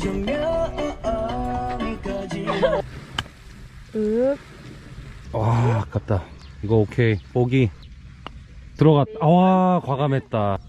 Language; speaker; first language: Korean; native; Korean